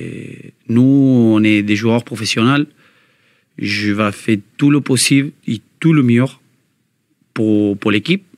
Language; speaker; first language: French; non-native, learner; Spanish